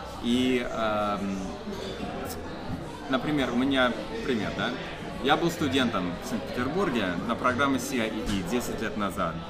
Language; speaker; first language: Russian; non-native, fluent; English